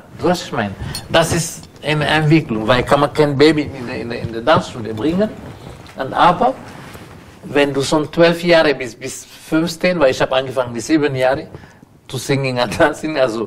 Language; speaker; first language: German; non-native, learner; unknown